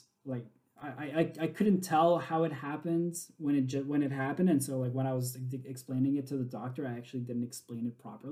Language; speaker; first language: English; native; English